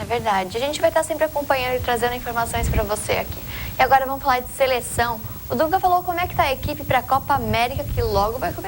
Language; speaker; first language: Portuguese; native; Portuguese